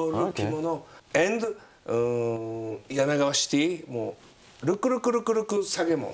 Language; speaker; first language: English; non-native, learner; Japanese